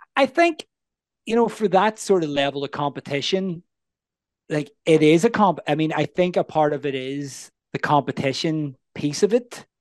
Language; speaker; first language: English; native; English